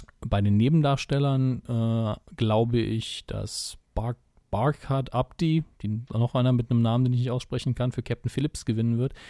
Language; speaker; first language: German; native; German